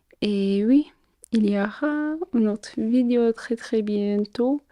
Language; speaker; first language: French; non-native, fluent; English